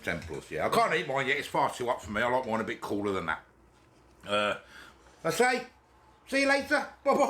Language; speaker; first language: English; native; English